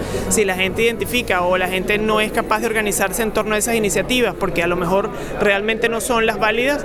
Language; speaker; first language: Spanish; native; Spanish